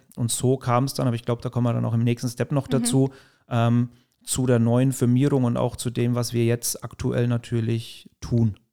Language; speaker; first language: German; native; German